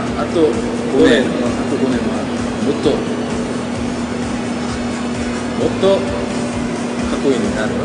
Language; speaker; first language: Japanese; non-native, learner; Korean